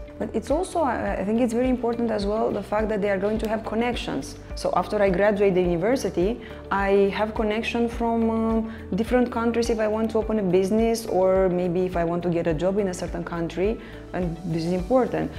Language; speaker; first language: English; non-native, fluent; Romanian